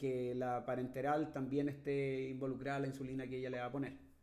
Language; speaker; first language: Spanish; native; Spanish